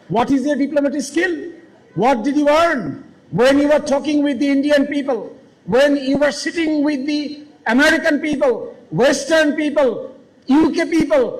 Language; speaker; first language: English; non-native, local second language; Bangla